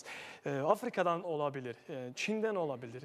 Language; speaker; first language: Turkish; non-native, fluent; Bosnian